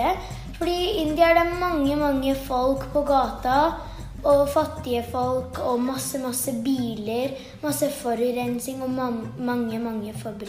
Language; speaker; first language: Norwegian; early bilingual, heritage; Norwegian